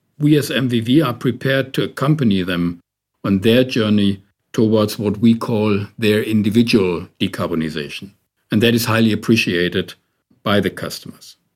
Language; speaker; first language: English; non-native, fluent; German